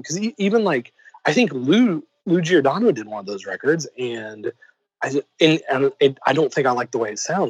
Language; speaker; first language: English; native; English